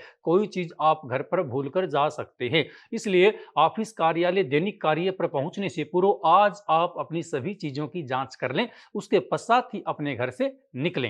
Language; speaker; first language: Hindi; native; Hindi